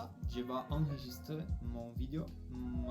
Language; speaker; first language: French; non-native, learner; Portuguese